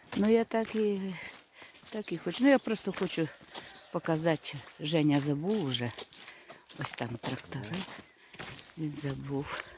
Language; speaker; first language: Ukrainian; non-native, local second language; Russian